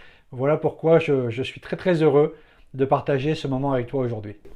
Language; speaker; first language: French; native; French